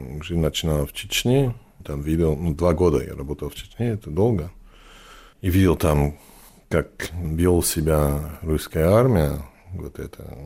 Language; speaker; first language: Russian; non-native, fluent; English